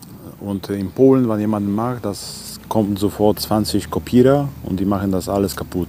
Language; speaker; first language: German; non-native, learner; Polish